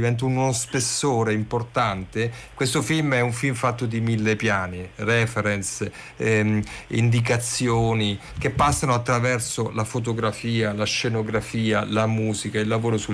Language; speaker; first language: Italian; native; Italian